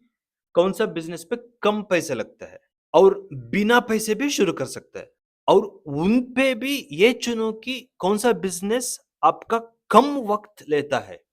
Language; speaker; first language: Hindi; non-native, local second language; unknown